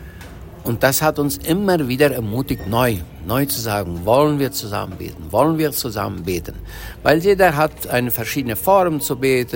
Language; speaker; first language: German; early bilingual, heritage; Low German